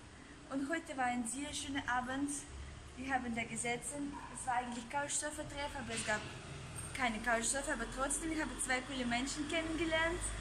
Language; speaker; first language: German; non-native, fluent; Russian